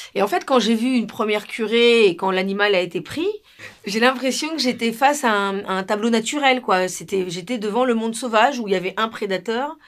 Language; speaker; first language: French; non-native, fluent; Spanish